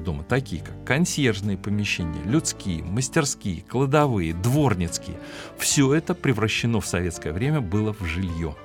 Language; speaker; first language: Russian; native; Russian